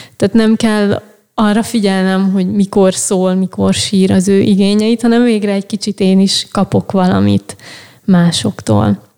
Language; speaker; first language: Hungarian; native; Hungarian